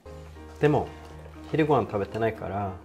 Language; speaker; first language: Japanese; non-native, learner; Swedish